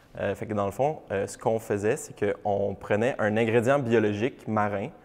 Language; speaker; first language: French; native; French